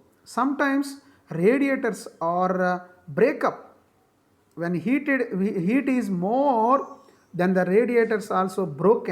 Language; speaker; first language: English; non-native, local second language; Telugu